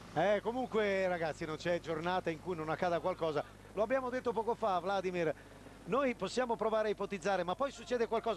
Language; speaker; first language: Italian; native; Italian